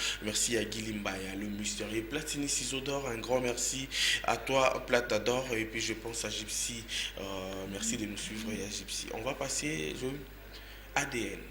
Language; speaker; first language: French; non-native, local second language; Lingala